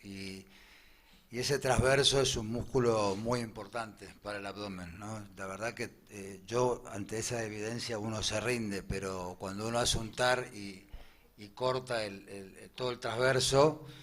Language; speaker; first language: Spanish; native; Spanish